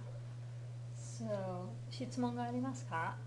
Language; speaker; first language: Japanese; non-native, fluent; English